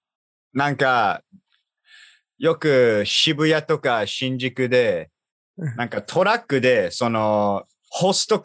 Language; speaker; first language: Japanese; non-native, learner; English